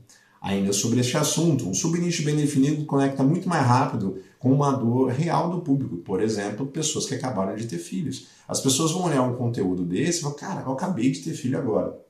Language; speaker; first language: Portuguese; native; Portuguese